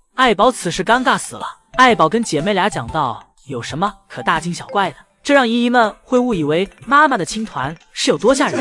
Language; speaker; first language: Chinese; native; Chinese